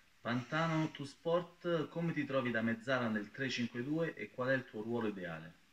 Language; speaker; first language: Italian; native; Italian